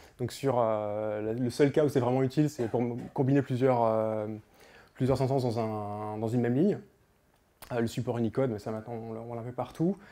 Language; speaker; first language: French; native; French